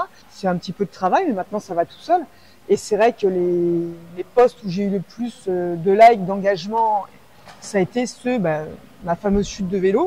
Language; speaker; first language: French; native; French